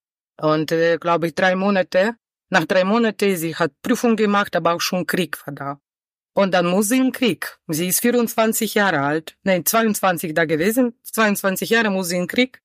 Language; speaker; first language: German; non-native, learner; Ukrainian